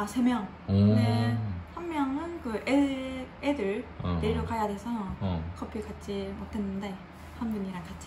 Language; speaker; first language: Korean; non-native, fluent; Japanese